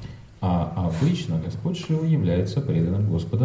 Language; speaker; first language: Russian; native; Russian